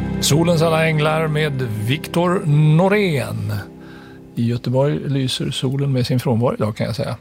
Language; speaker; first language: Swedish; native; Swedish